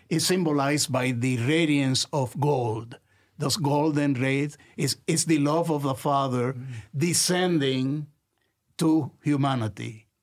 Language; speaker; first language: English; non-native, fluent; Spanish